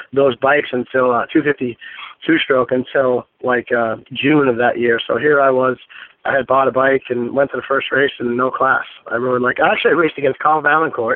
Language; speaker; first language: English; native; English